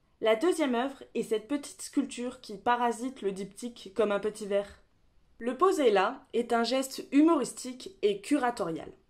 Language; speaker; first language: French; native; French